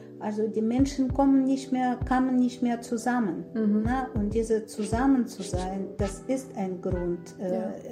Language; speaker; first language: German; non-native, fluent; Russian